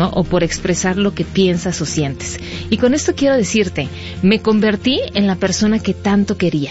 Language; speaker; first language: Spanish; native; Spanish